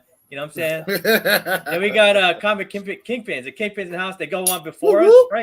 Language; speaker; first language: English; native; English